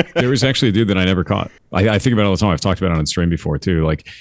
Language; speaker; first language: English; native; English